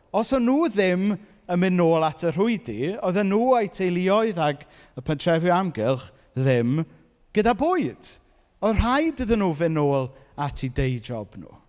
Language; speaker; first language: Welsh; native; Welsh